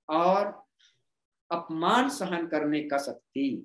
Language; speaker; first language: Hindi; non-native, local second language; Gondi